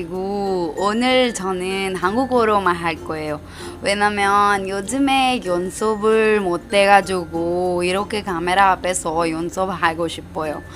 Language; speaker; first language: Korean; non-native, learner; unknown